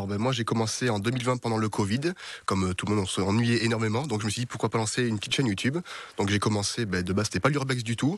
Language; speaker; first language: French; native; French